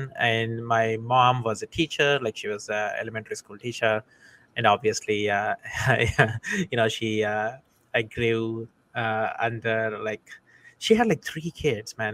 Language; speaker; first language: English; non-native, local second language; Telugu